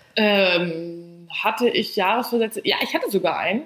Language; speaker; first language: German; native; German